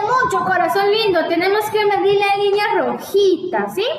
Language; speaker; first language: Spanish; native; Spanish